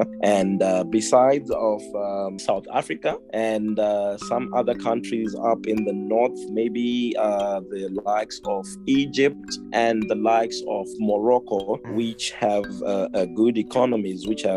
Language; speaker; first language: English; non-native, local second language; Shona